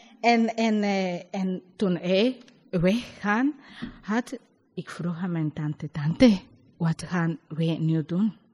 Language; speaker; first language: Dutch; non-native, learner; Spanish